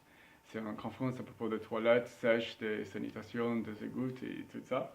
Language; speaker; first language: French; non-native, learner; Spanish